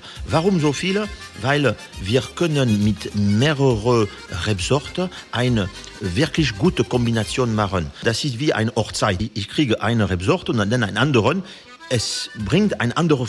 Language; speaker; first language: German; non-native, fluent; French